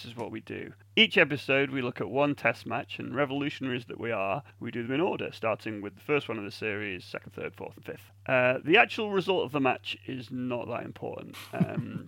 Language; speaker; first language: English; native; English